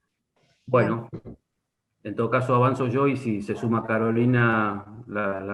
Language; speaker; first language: Spanish; native; Spanish